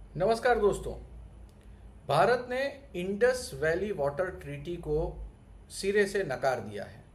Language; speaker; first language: Hindi; non-native, local second language; Gujarati